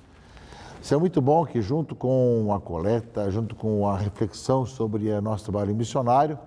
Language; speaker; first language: Portuguese; native; Portuguese